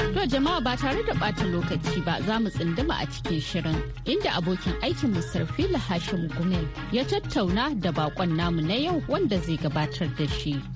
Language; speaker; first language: Hausa; native; Hausa